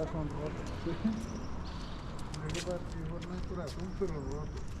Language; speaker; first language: Spanish; native; Spanish